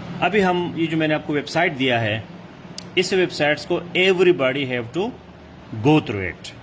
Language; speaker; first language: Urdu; non-native, local second language; Pashto